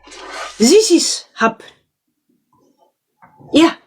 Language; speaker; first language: English; non-native, learner; Amharic